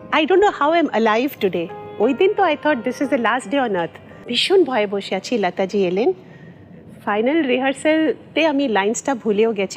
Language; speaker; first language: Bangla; non-native, local second language; Tamil